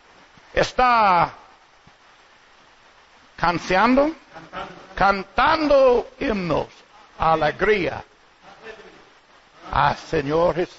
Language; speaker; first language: Spanish; non-native, learner; English